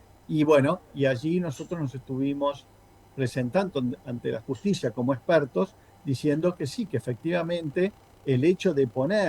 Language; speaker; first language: Spanish; native; Spanish